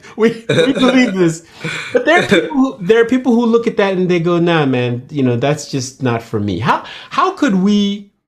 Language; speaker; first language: English; non-native, local second language; Yoruba